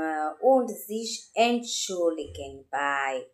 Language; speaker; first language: German; non-native, learner; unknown